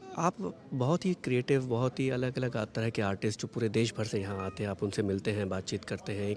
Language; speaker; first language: Hindi; native; Hindi